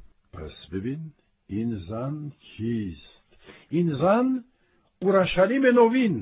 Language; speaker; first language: Persian; non-native, fluent; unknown